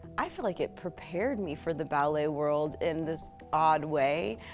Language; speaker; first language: English; native; English